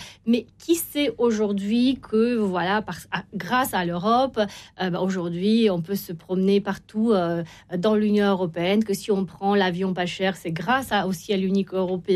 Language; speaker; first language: French; non-native, fluent; Romanian